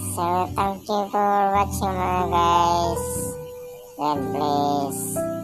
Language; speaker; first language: Filipino; non-native, local second language; Cebuano